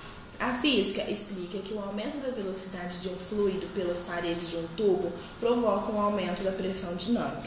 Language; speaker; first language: Portuguese; native; Portuguese